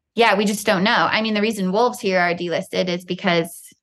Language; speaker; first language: English; native; English